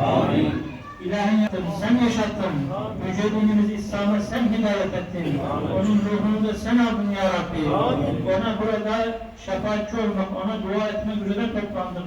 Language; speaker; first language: Turkish; native; Turkish